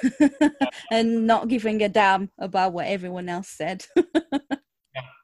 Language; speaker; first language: English; non-native, fluent; Portuguese